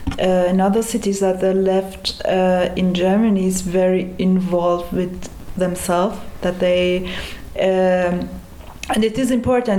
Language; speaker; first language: English; non-native, fluent; Persian